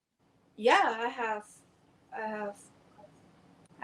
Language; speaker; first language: English; non-native, learner; Thai